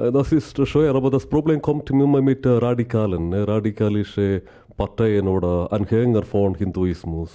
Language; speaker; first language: German; non-native, learner; Malayalam